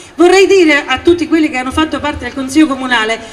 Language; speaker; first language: Italian; native; Italian